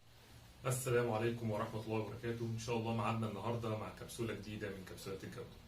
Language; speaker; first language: Arabic; native; Arabic